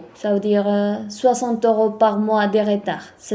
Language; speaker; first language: French; non-native, fluent; Spanish